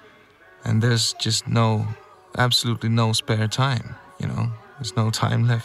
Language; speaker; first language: English; non-native, fluent; Swedish